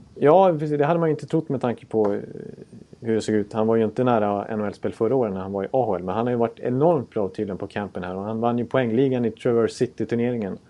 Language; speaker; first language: Swedish; native; Swedish